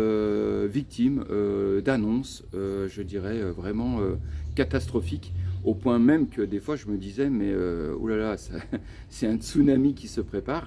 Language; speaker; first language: French; native; French